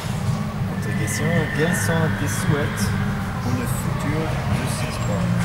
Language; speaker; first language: French; non-native, fluent; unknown